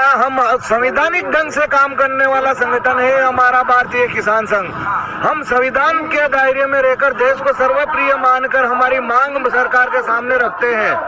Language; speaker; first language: Hindi; native; Hindi